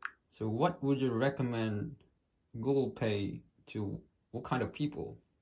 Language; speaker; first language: English; non-native, learner; Korean